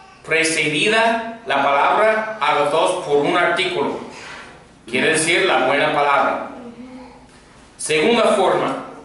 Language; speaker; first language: Spanish; non-native, fluent; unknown